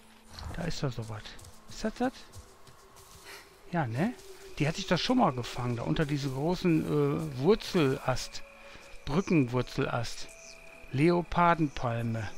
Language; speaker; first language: German; native; German